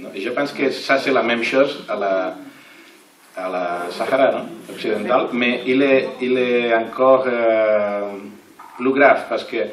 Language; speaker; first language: French; non-native, learner; Catalan